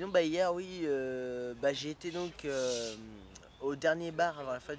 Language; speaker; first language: French; native; French